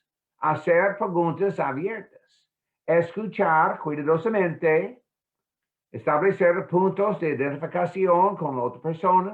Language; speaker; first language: Spanish; non-native, fluent; English